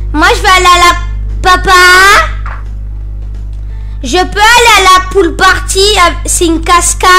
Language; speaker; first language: French; native; French